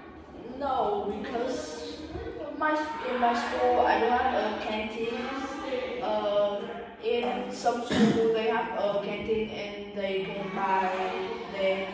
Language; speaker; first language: English; non-native, learner; Vietnamese